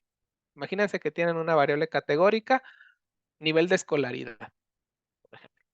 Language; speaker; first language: Spanish; native; Spanish